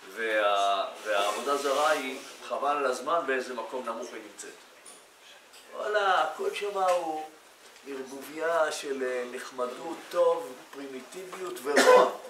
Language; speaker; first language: Hebrew; native; Hebrew